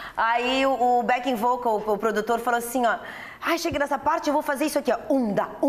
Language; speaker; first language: Portuguese; early bilingual, other home language; Italian